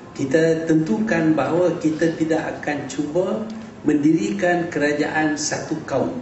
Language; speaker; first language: Malay; native; Malay